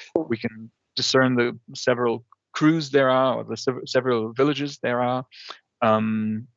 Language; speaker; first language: English; non-native, fluent; German